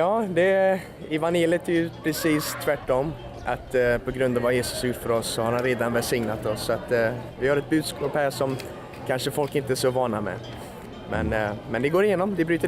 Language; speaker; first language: Swedish; native; Swedish